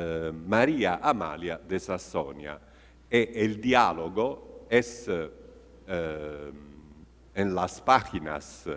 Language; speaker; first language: Spanish; non-native, fluent; Italian